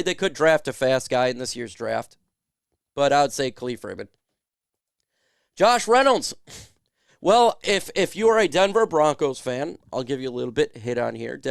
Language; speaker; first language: English; native; English